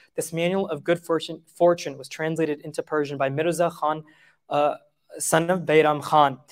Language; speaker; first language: English; native; English